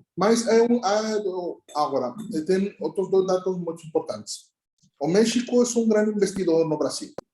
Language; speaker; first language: Portuguese; non-native, learner; Spanish